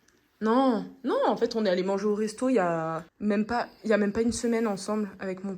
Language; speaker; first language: French; native; French